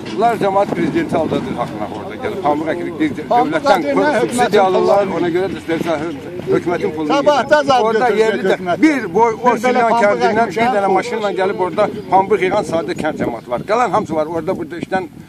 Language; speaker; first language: Azerbaijani; non-native, local second language; Lezghian